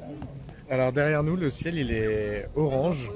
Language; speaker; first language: French; native; French